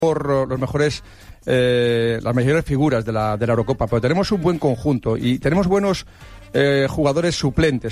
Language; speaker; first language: Spanish; native; Spanish